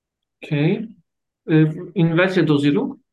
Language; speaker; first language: German; non-native, learner; Turkish